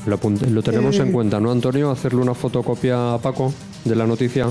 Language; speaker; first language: Spanish; native; Spanish